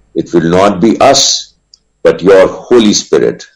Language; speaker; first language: English; non-native, local second language; Punjabi